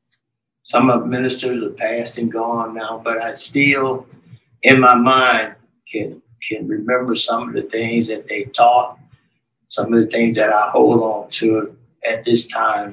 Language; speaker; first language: English; native; English